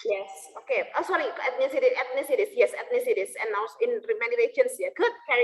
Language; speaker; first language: English; non-native, fluent; Indonesian